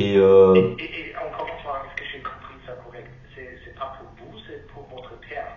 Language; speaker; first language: French; non-native, learner; German